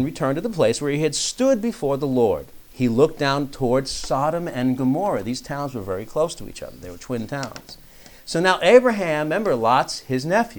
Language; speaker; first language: English; native; English